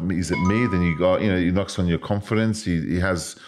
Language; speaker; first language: English; native; English